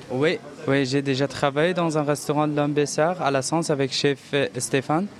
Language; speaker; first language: French; non-native, learner; Persian